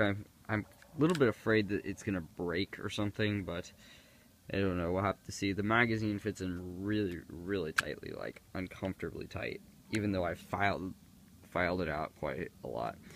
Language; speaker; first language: English; native; English